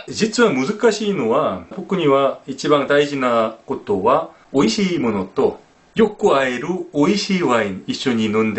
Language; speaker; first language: Japanese; non-native, fluent; Korean